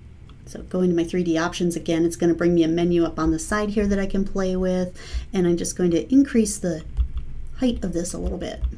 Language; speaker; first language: English; native; English